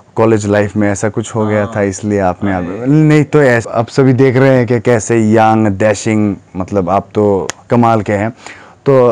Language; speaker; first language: Hindi; non-native, fluent; Bangla